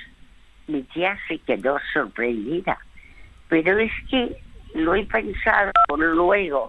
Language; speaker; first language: Spanish; early bilingual, other home language; French